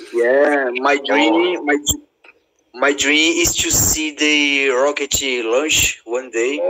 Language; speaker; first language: English; non-native, learner; Portuguese